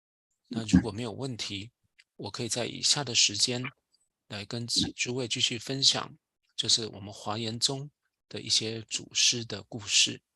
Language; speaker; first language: Chinese; native; Chinese